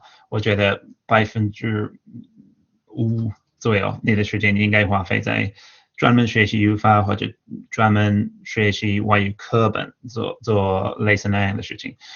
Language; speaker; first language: Chinese; non-native, fluent; English